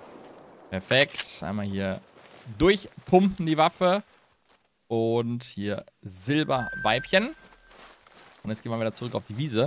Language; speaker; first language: German; native; German